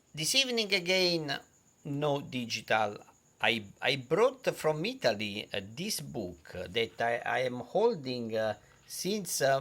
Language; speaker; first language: English; non-native, fluent; Italian